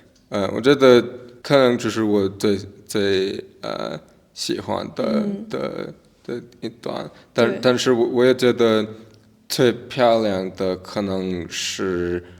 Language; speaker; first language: Chinese; non-native, learner; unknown